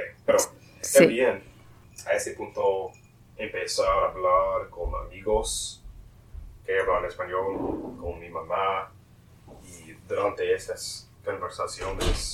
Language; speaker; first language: Spanish; non-native, learner; English